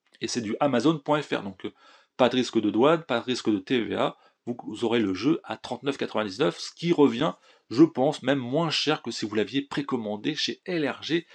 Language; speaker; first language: French; native; French